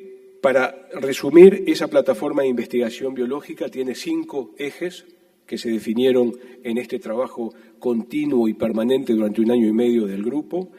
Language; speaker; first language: Spanish; native; Spanish